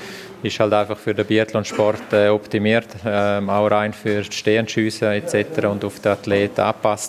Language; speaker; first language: German; native; German